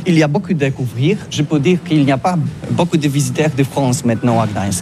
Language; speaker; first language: French; non-native, learner; Polish